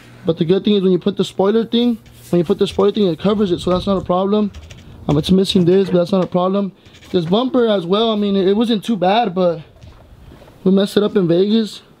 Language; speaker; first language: English; early bilingual, other home language; Spanish